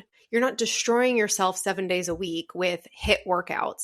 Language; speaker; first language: English; native; English